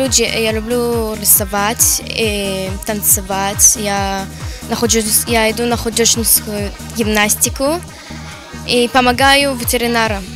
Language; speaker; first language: Russian; early bilingual, heritage; Russian